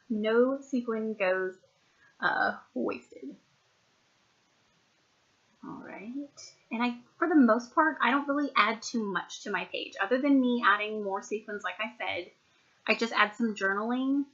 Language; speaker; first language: English; native; English